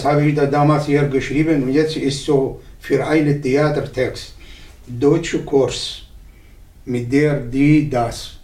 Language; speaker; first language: German; non-native, learner; Arabic